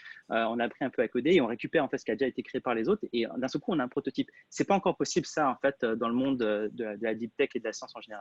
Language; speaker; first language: French; native; French